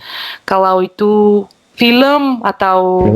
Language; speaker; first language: Indonesian; non-native, fluent; Bulgarian